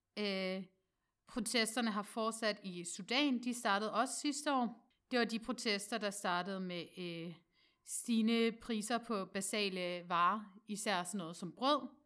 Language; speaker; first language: Danish; native; Danish